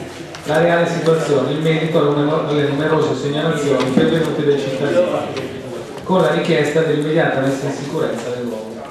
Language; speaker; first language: Italian; native; Italian